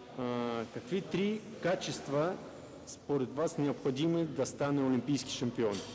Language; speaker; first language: Bulgarian; non-native, learner; Russian